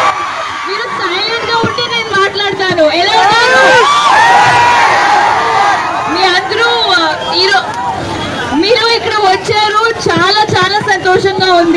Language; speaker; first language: Telugu; non-native, local second language; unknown